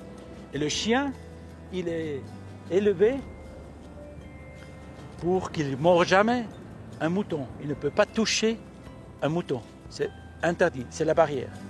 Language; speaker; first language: French; early bilingual, heritage; Spanish